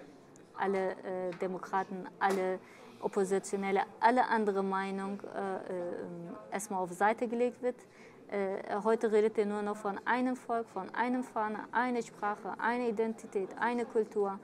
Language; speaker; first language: German; early bilingual, other home language; Kurdish